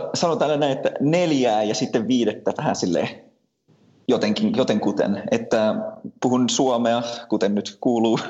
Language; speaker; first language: Finnish; early bilingual, heritage; Finnish